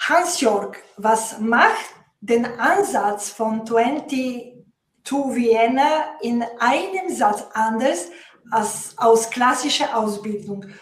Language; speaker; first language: German; non-native, fluent; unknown